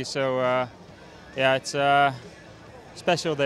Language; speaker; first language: English; non-native, fluent; Dutch